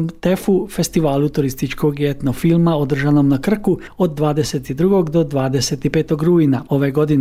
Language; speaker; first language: Serbian; native; Serbian